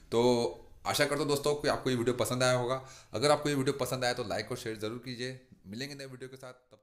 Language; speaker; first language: Hindi; non-native, local second language; Marathi